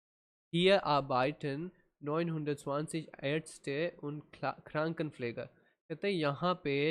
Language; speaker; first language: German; non-native, fluent; Urdu